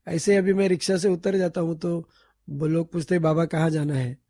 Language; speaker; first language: Hindi; non-native, local second language; Marathi